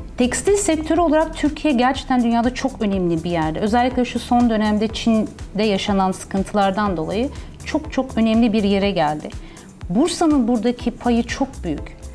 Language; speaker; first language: Turkish; early bilingual, heritage; Turkish